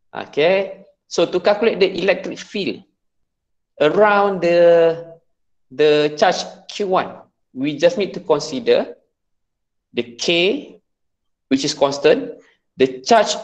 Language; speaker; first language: English; non-native, local second language; Malay